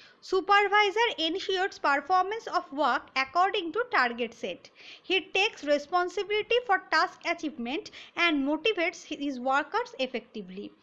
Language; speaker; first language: English; non-native, local second language; Bangla